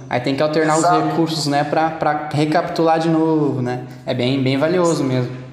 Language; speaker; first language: Portuguese; native; Portuguese